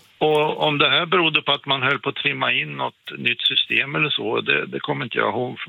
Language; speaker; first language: Swedish; native; Swedish